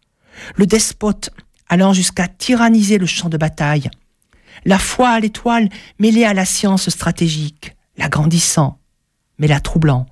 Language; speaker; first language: French; native; French